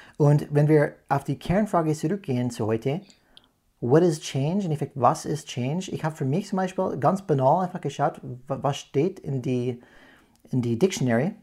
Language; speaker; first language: German; non-native, fluent; English